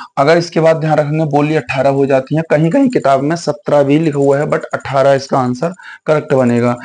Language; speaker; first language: Hindi; native; Hindi